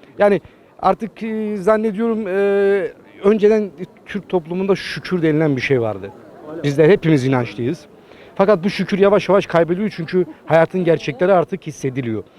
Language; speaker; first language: Turkish; early bilingual, heritage; Turkish